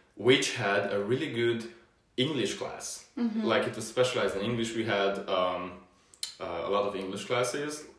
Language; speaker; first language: English; non-native, fluent; Hungarian